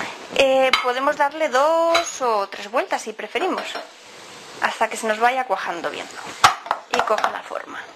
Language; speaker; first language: Spanish; native; Spanish